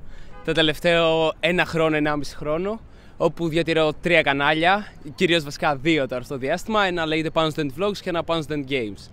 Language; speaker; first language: Greek; native; Greek